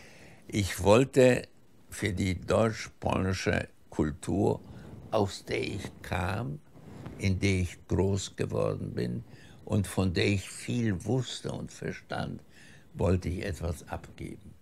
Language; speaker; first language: German; early bilingual, heritage; German